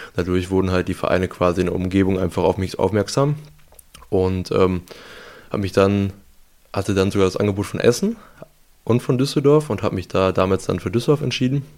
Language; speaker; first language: German; native; German